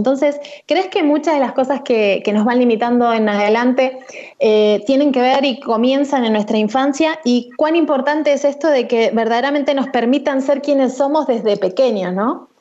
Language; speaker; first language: Spanish; native; Spanish